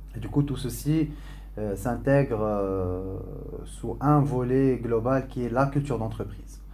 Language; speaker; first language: French; non-native, local second language; Arabic